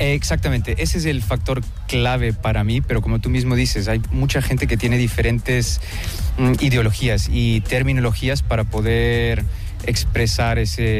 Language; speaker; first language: Spanish; early bilingual, heritage; Spanish